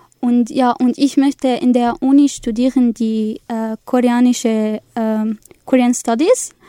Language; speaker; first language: German; non-native, learner; Arabic